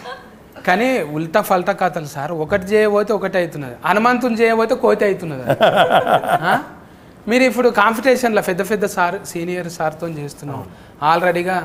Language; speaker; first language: Telugu; native; Telugu